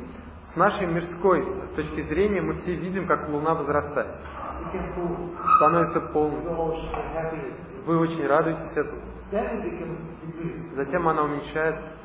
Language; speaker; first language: Russian; native; Russian